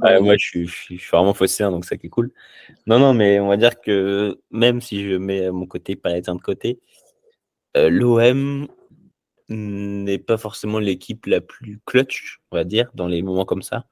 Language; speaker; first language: French; native; French